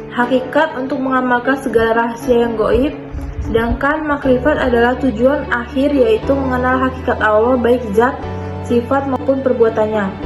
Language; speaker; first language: Indonesian; native; Indonesian